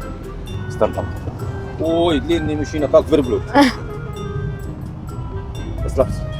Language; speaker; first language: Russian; non-native, learner; Arabic